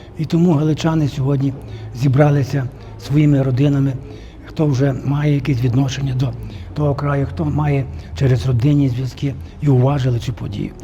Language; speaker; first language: Ukrainian; native; Ukrainian